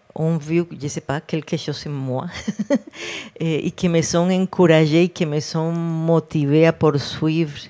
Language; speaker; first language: French; non-native, fluent; Spanish